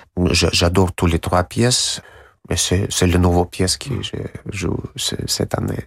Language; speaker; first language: French; non-native, learner; Russian